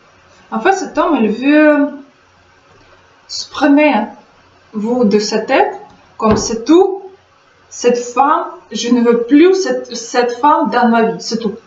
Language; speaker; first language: French; non-native, fluent; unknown